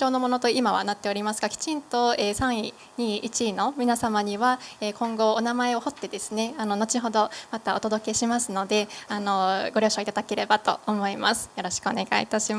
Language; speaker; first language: Japanese; native; Japanese